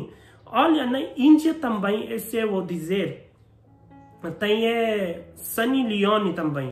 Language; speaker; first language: Portuguese; non-native, learner; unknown